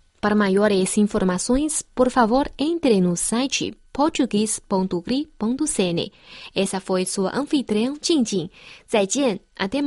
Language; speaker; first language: Portuguese; non-native, fluent; Chinese